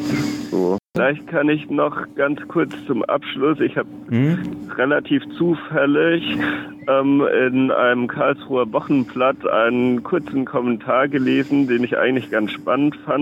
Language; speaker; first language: German; native; German